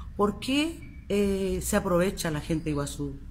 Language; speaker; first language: Spanish; native; Spanish